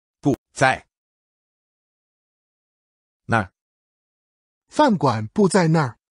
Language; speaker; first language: Chinese; non-native, learner; English